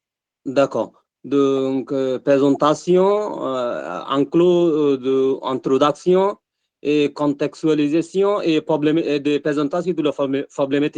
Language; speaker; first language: French; non-native, learner; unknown